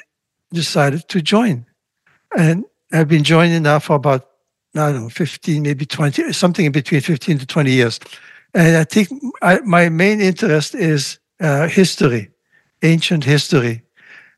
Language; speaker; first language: English; non-native, fluent; Russian